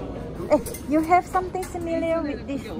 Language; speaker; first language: English; non-native, learner; Indonesian